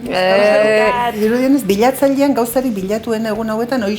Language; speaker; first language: Basque; native; Basque